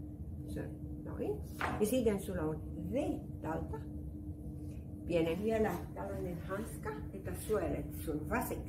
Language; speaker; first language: Finnish; non-native, fluent; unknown